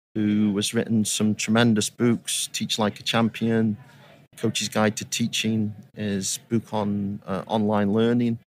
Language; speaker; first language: English; native; English